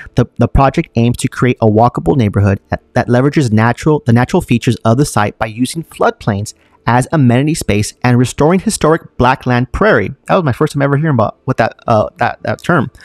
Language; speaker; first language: English; native; English